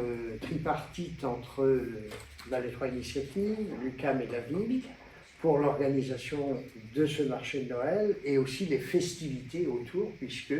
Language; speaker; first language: French; native; French